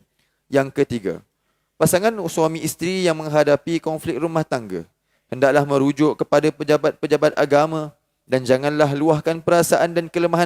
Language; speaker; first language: Malay; native; Malay